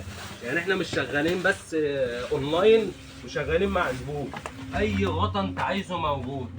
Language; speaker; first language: Arabic; native; Arabic